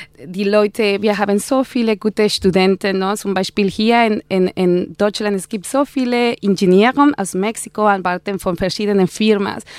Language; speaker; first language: German; non-native, learner; Spanish